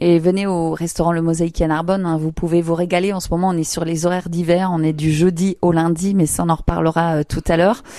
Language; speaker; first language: French; native; French